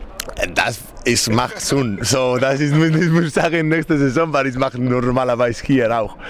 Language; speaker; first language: German; non-native, learner; Spanish